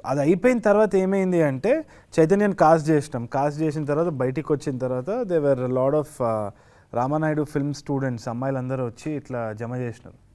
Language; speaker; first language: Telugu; native; Telugu